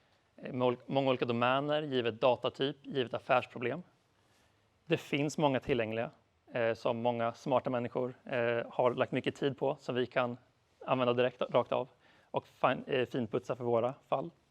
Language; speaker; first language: Swedish; native; Swedish